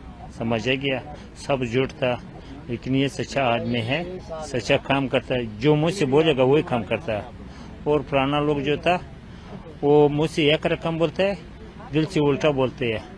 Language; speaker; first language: Hindi; non-native, learner; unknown